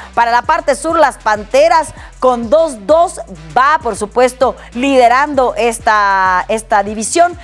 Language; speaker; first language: Spanish; native; Spanish